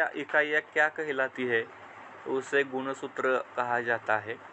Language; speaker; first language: Hindi; non-native, local second language; Marathi